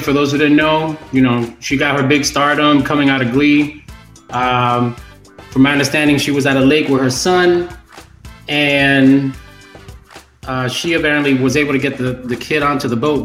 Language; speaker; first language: English; early bilingual, other home language; Spanish